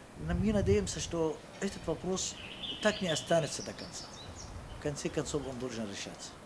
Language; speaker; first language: Russian; non-native, fluent; Arabic